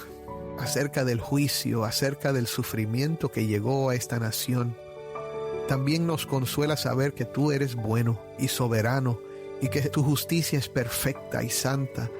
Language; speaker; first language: Spanish; native; Spanish